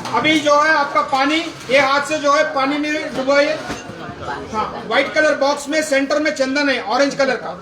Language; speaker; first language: Hindi; non-native, local second language; Telugu